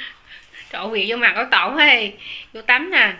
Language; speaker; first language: Vietnamese; native; Vietnamese